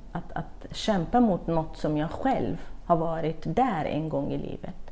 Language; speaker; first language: Swedish; non-native, fluent; Kurdish